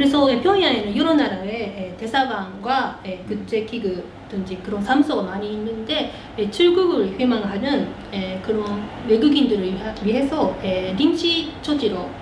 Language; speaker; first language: Korean; early bilingual, heritage; Korean